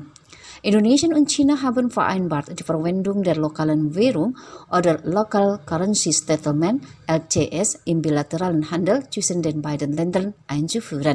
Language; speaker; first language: German; non-native, fluent; Indonesian